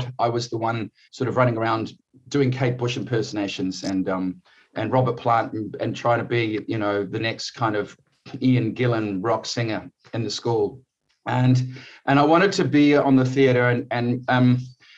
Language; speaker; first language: English; native; English